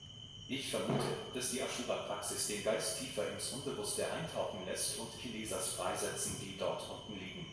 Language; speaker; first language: German; native; German